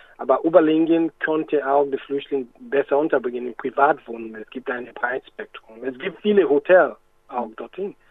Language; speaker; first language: German; non-native, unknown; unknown